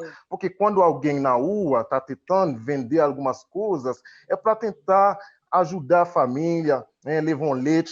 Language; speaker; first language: Portuguese; non-native, fluent; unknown